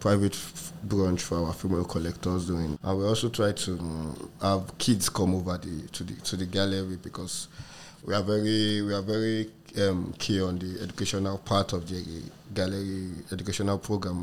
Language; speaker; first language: English; non-native, local second language; Yoruba